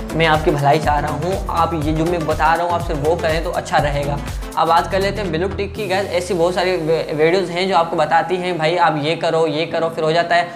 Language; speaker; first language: Hindi; non-native, local second language; Sindhi